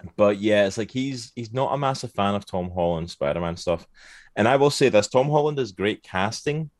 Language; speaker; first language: English; native; English